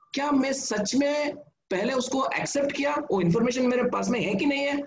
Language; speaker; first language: Hindi; non-native, local second language; Telugu